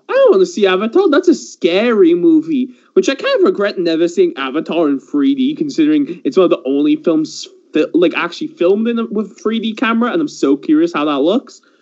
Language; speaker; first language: English; early bilingual, other home language; Persian